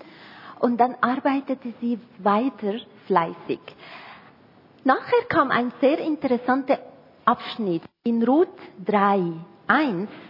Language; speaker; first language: German; non-native, fluent; Arabic